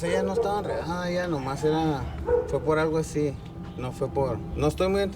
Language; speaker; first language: Spanish; native; Spanish